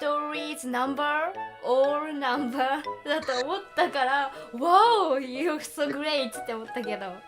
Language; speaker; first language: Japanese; native; Japanese